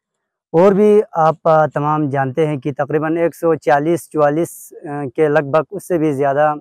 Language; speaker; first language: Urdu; non-native, local second language; Balti